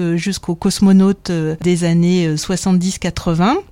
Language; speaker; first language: French; native; French